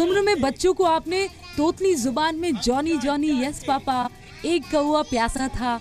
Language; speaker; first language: Hindi; native; Hindi